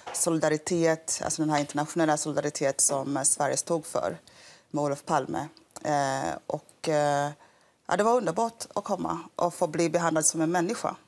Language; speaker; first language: Swedish; early bilingual, other home language; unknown